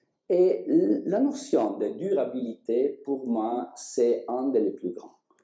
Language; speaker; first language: French; non-native, learner; Italian